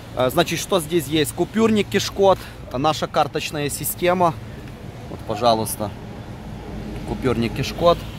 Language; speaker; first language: Russian; non-native, local second language; Ukrainian